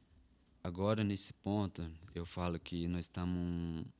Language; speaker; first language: Portuguese; non-native, local second language; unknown